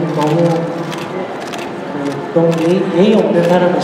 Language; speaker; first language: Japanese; non-native, learner; Korean